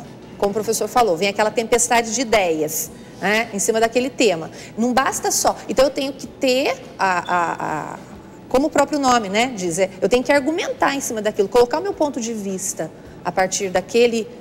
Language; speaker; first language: Portuguese; native; Portuguese